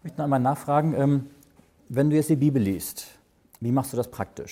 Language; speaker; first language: German; native; German